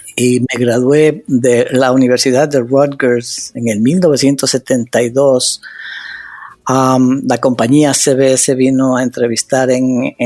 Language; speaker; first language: Spanish; native; Spanish